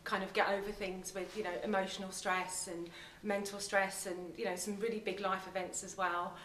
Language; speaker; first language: English; native; English